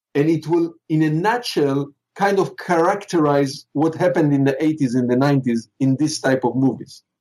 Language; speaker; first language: English; non-native, fluent; Hebrew